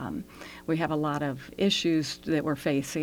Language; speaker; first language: English; native; English